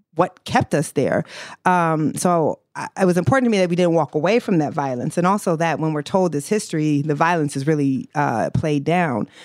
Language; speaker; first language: English; native; English